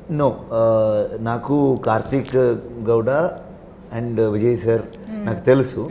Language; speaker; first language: Telugu; non-native, learner; Kannada